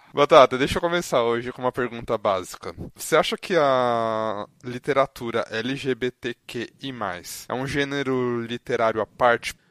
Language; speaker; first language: Portuguese; native; Portuguese